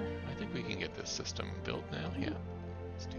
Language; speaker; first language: English; native; English